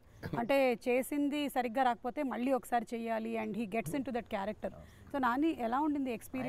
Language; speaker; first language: Telugu; native; Telugu